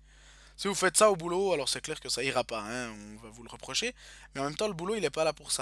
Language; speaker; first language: French; native; French